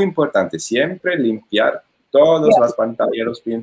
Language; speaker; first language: Spanish; non-native, fluent; Italian